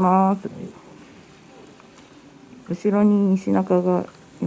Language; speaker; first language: Japanese; native; Japanese